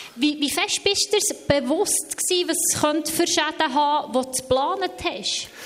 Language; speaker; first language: German; native; German